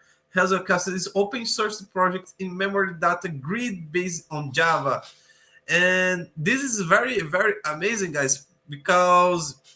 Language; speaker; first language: English; non-native, learner; Portuguese